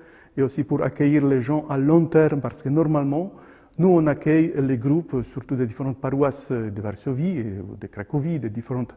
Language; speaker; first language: French; non-native, fluent; Polish